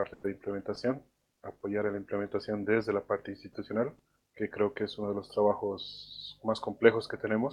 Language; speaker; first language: Spanish; native; Spanish